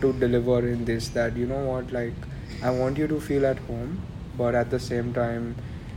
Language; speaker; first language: English; non-native, local second language; Gujarati